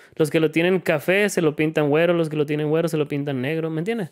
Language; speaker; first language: Spanish; native; Spanish